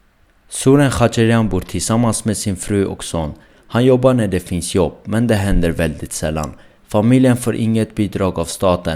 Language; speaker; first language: Swedish; early bilingual, other home language; Armenian